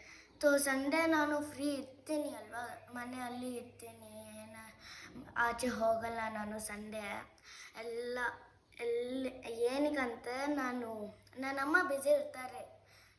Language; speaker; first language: Kannada; non-native, local second language; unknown